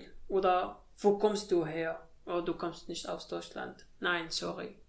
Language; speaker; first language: German; non-native, learner; Arabic